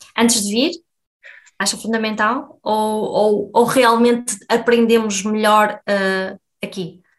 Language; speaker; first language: Portuguese; native; Portuguese